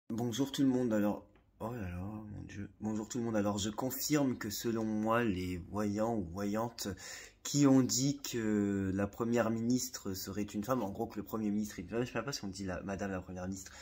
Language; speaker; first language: French; native; French